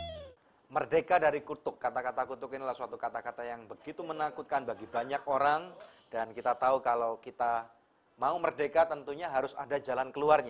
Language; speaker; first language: Indonesian; native; Indonesian